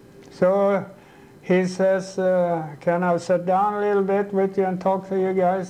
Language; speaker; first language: English; non-native, fluent; Swedish